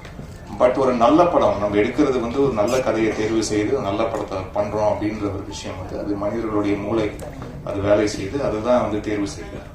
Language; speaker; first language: Tamil; native; Tamil